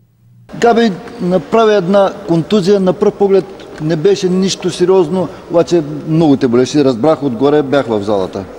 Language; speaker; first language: Bulgarian; native; Bulgarian